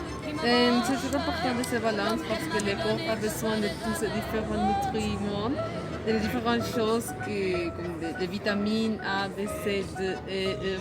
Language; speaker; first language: French; non-native, learner; Spanish